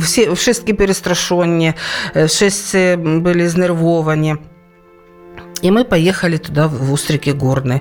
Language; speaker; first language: Ukrainian; non-native, local second language; Russian